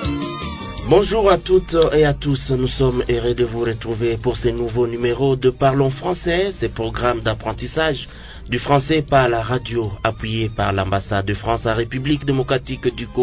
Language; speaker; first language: French; non-native, local second language; Swahili